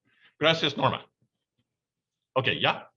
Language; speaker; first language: Spanish; non-native, fluent; English